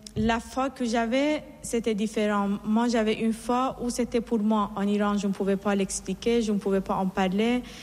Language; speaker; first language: French; non-native, fluent; Persian